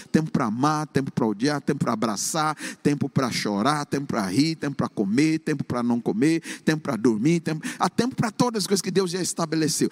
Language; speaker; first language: Portuguese; non-native, fluent; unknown